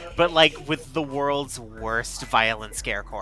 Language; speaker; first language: English; native; English